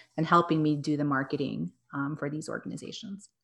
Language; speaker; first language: English; native; English